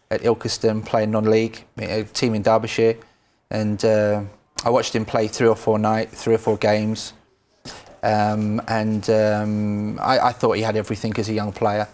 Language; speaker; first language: English; native; English